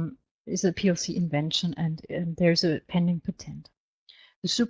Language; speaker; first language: English; non-native, fluent; German